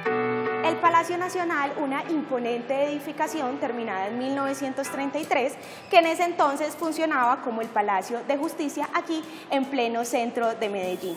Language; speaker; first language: Spanish; native; Spanish